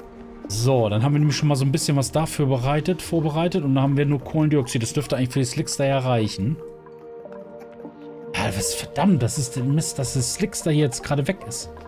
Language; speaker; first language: German; native; German